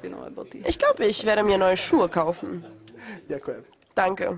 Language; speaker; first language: German; non-native, fluent; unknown